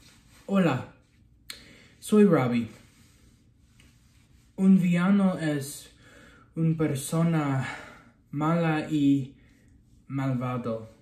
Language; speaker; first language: Spanish; non-native, learner; English